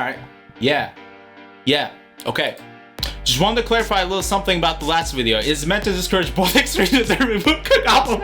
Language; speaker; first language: English; native; English